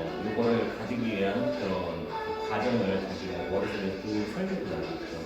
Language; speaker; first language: Korean; native; Korean